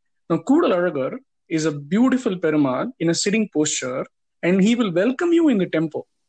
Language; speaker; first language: English; non-native, local second language; Tamil